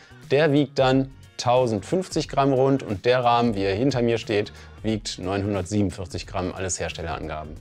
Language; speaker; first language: German; native; German